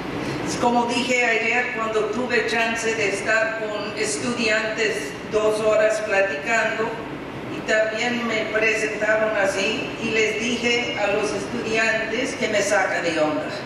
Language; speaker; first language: Spanish; non-native, fluent; English